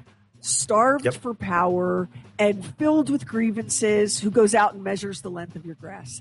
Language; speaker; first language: English; native; English